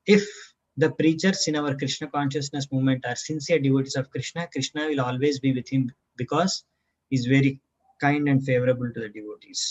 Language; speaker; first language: English; non-native, local second language; Telugu